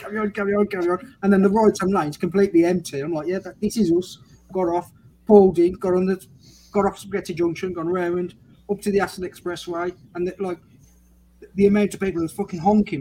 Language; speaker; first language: English; native; English